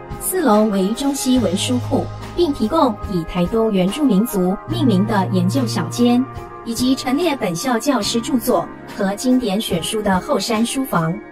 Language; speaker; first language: Chinese; native; Chinese